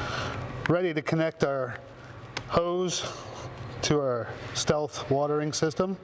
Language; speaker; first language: English; native; English